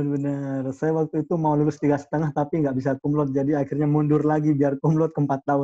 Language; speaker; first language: Indonesian; non-native, local second language; Madurese